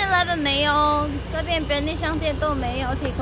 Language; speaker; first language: Chinese; non-native, learner; Korean